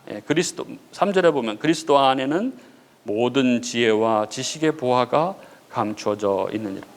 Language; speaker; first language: Korean; native; Korean